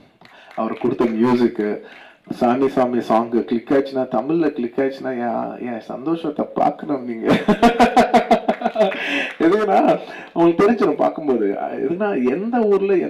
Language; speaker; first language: Tamil; non-native, local second language; Telugu